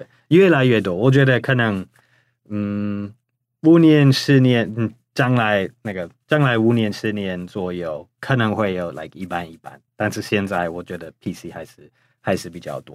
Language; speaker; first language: Chinese; non-native, fluent; English